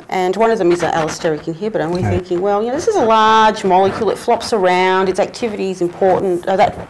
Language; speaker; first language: English; native; English